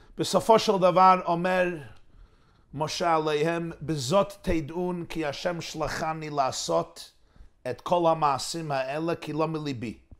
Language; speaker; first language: Hebrew; non-native, fluent; English